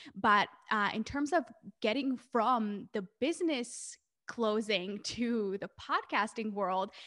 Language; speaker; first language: English; early bilingual, other home language; Hebrew